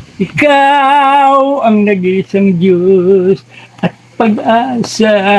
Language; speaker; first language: Filipino; non-native, local second language; Bikol